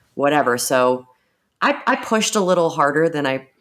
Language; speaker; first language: English; native; English